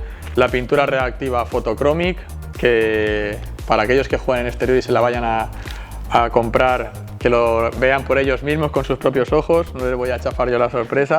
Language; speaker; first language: Spanish; native; Spanish